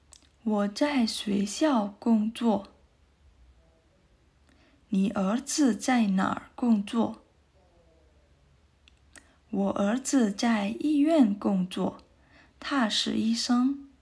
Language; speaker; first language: Chinese; non-native, fluent; Indonesian